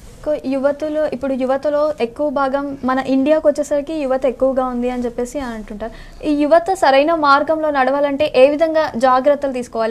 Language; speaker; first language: Telugu; native; Telugu